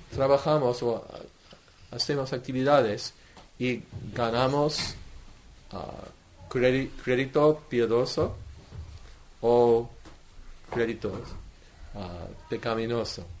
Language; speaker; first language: Spanish; non-native, fluent; English